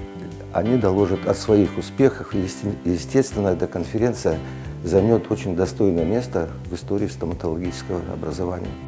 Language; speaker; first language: Russian; native; Russian